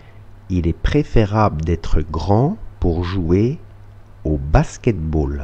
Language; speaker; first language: French; non-native, fluent; Russian